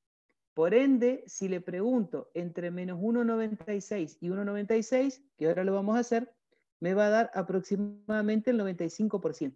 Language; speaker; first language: Spanish; native; Spanish